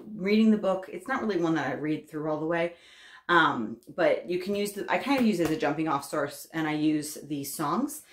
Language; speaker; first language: English; native; English